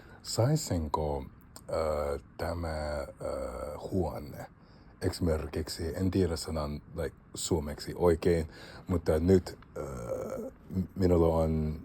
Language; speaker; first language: Finnish; non-native, learner; English